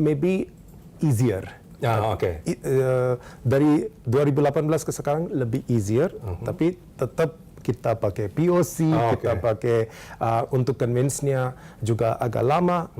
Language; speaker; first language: Indonesian; non-native, learner; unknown